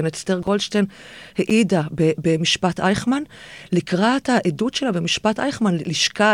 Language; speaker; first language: Hebrew; native; Hebrew